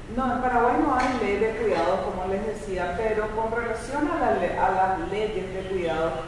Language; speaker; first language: Spanish; native; Spanish